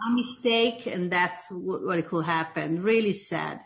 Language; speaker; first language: English; non-native, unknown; Italian